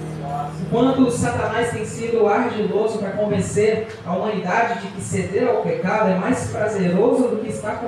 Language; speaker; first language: Portuguese; native; Portuguese